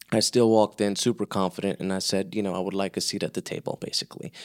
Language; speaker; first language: English; early bilingual, other home language; Spanish